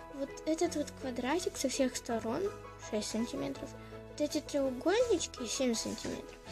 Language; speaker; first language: Russian; native; Russian